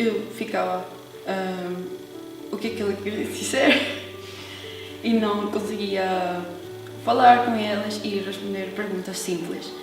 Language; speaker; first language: Portuguese; non-native, learner; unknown